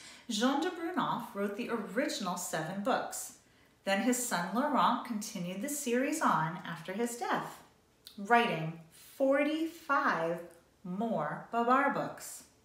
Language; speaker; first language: English; native; English